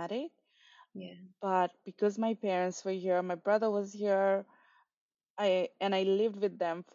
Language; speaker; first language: English; non-native, local second language; Nepali